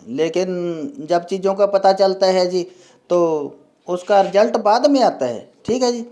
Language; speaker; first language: Hindi; non-native, local second language; Punjabi